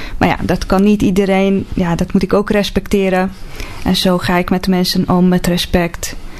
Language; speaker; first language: Dutch; non-native, fluent; Hungarian